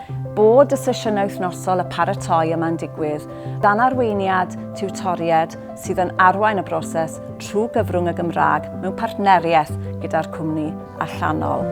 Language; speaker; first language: Welsh; native; Welsh